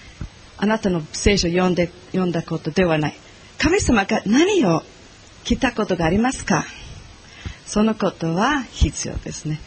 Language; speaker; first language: Japanese; non-native, learner; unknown